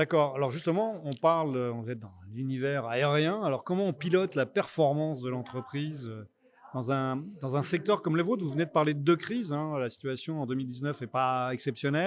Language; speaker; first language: French; native; French